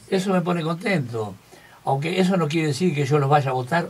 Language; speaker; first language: Spanish; native; Spanish